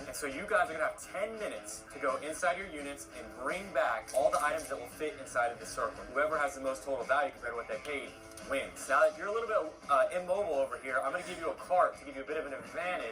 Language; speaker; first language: English; native; English